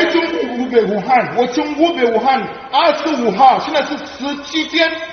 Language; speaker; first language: Chinese; non-native, learner; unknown